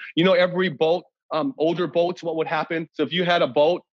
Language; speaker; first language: English; native; English